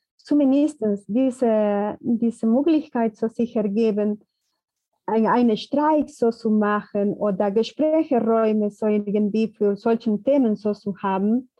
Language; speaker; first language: German; non-native, fluent; Spanish